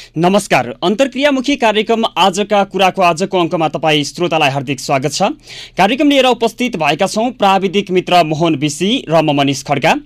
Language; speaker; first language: Nepali; native; Nepali